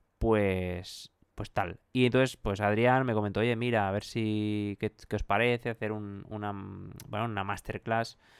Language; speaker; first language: Spanish; native; Spanish